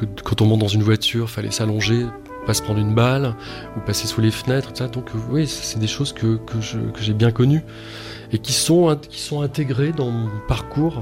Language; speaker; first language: French; native; French